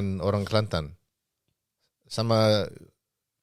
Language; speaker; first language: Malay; early bilingual, heritage; English